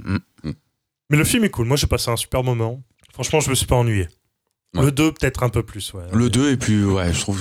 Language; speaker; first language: French; native; French